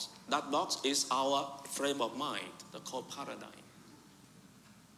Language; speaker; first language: English; non-native, fluent; Vietnamese